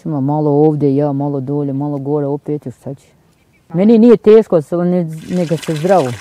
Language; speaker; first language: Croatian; non-native, learner; Albanian